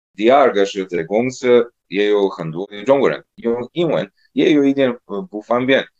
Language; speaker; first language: Chinese; non-native, learner; Serbian